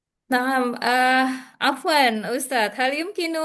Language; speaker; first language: Arabic; non-native, learner; Indonesian